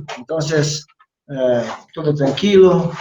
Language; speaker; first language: Spanish; non-native, fluent; Portuguese